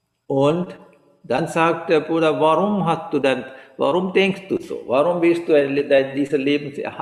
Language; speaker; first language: German; non-native, learner; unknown